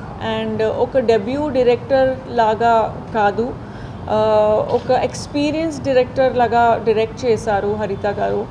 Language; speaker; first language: Telugu; non-native, local second language; Tamil